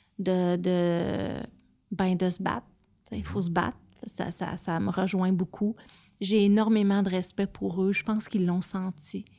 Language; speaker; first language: French; native; French